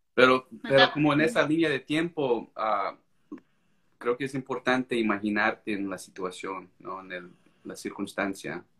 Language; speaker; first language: Spanish; non-native, fluent; English